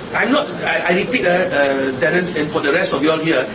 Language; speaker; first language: English; non-native, local second language; Malay